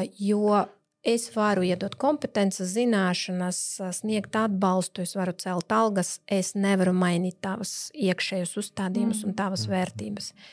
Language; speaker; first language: Latvian; non-native, local second language; Russian